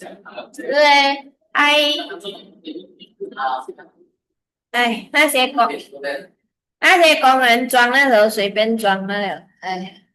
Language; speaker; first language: Chinese; early bilingual, heritage; Chinese